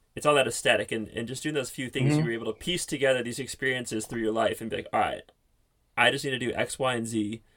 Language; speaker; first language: English; native; English